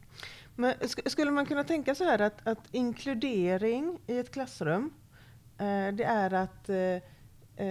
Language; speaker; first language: Swedish; native; Swedish